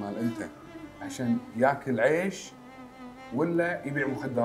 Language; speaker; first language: Arabic; native; Arabic